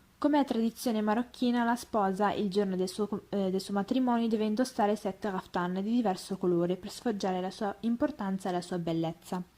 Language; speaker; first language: Italian; early bilingual, other home language; Arabic